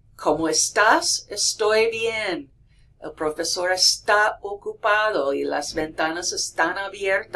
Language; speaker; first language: Spanish; non-native, fluent; English